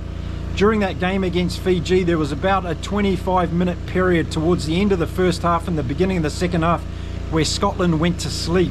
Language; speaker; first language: English; native; English